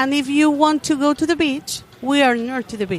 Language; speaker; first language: English; non-native, learner; Spanish